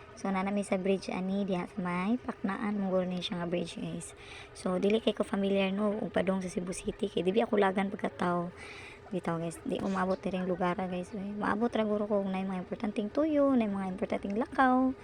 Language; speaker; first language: Cebuano; native; Cebuano